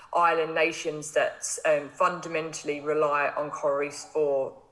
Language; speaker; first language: English; native; English